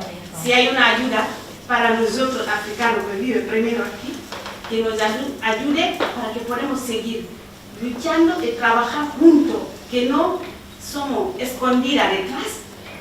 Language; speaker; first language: Spanish; non-native, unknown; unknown